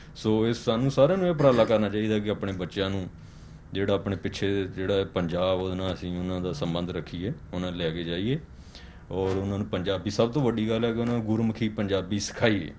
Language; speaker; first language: Punjabi; native; Punjabi